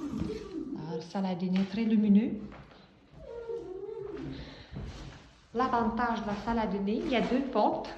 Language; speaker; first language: French; non-native, fluent; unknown